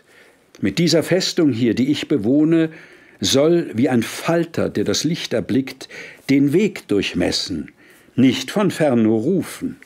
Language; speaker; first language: German; native; German